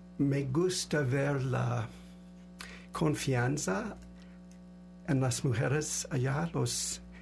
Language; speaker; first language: Spanish; non-native, learner; English